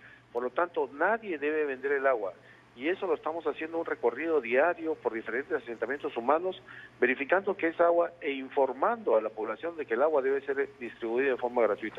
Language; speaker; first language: Spanish; native; Spanish